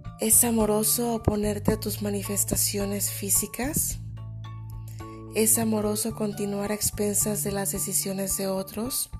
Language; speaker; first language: Spanish; native; Spanish